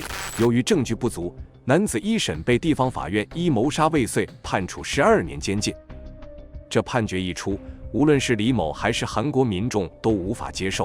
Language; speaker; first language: Chinese; native; Chinese